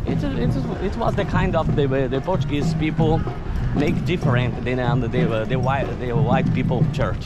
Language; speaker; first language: English; non-native, fluent; Portuguese